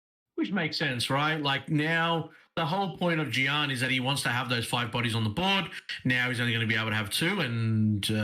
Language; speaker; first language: English; native; English